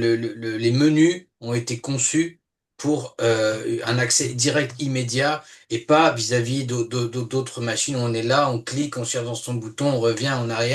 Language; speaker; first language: French; native; French